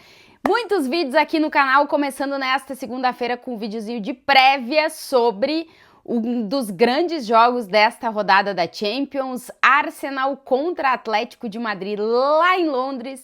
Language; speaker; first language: Portuguese; native; Portuguese